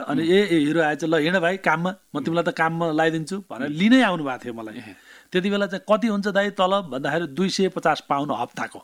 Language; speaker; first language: Nepali; native; Nepali